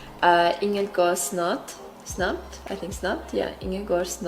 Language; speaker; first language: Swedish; non-native, learner; English